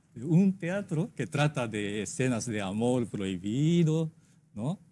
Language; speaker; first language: Spanish; non-native, fluent; Japanese